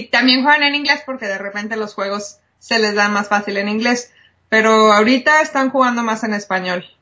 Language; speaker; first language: Spanish; native; Spanish